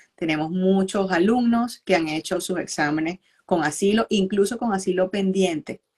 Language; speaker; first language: Spanish; native; Spanish